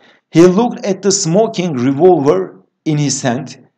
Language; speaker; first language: English; non-native, fluent; Turkish